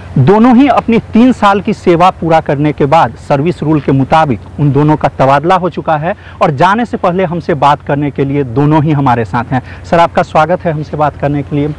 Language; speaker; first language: Hindi; native; Hindi